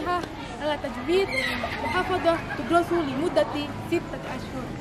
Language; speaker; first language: Arabic; non-native, learner; Indonesian